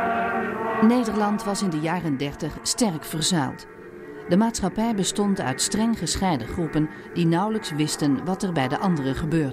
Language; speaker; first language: Dutch; native; Dutch